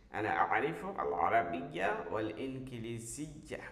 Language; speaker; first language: Arabic; non-native, fluent; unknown